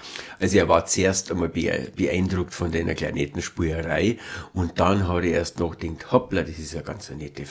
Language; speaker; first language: German; native; German